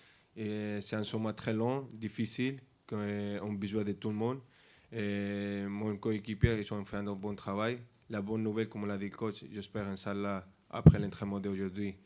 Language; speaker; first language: French; non-native, fluent; Spanish